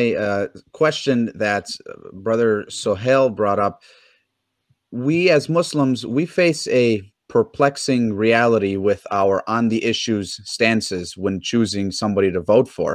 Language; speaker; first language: English; native; English